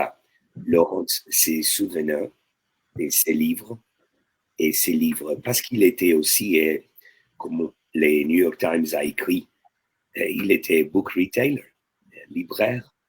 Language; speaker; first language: French; non-native, fluent; Italian